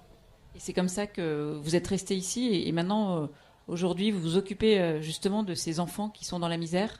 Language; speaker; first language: French; native; French